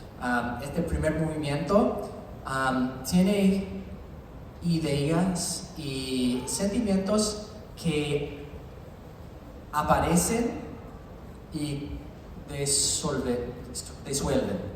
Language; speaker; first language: Spanish; non-native, learner; English